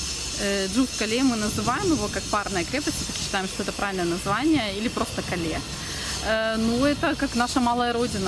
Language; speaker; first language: Russian; native; Russian